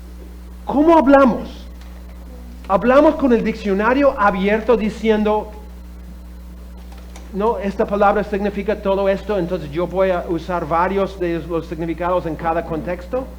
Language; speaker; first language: Spanish; non-native, fluent; English